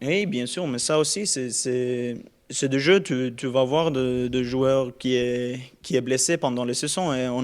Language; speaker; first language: French; non-native, learner; Norwegian